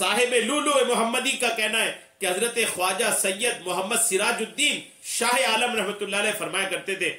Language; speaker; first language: Urdu; native; Urdu